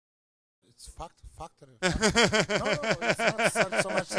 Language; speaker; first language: English; non-native, learner; Russian